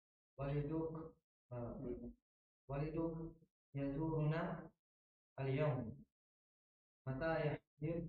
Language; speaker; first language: Arabic; non-native, learner; Indonesian